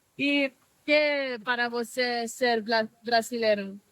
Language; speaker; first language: Portuguese; non-native, learner; English